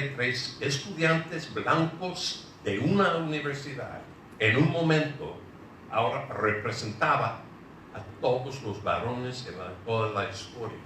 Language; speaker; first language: Spanish; non-native, fluent; English